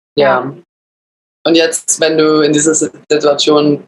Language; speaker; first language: German; early bilingual, other home language; English